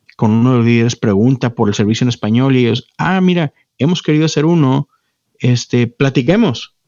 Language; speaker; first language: Spanish; native; Spanish